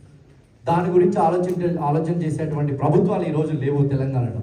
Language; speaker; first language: Telugu; native; Telugu